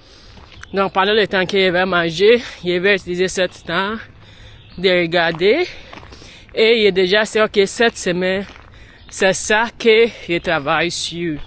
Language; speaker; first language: French; non-native, learner; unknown